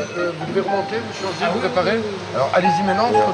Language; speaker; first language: French; native; French